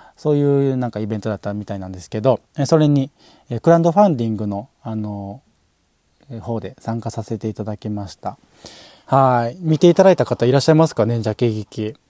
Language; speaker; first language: Japanese; native; Japanese